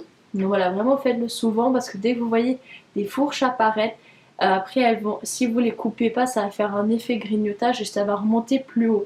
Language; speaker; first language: French; native; French